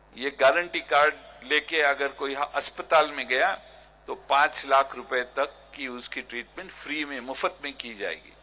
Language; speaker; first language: Hindi; non-native, local second language; Marathi